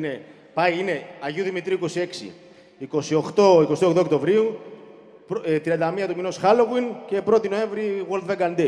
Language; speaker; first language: Greek; native; Greek